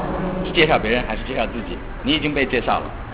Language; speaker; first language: Chinese; native; Chinese